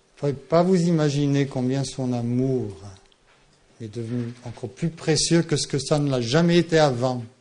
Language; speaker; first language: French; non-native, fluent; English